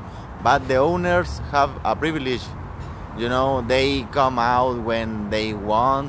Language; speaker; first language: English; non-native, learner; Spanish